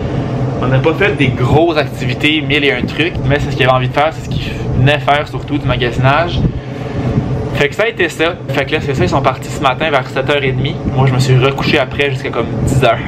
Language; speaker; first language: French; native; French